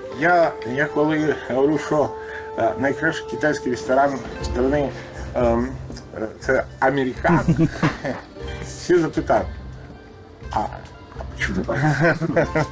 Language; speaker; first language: Ukrainian; non-native, learner; Italian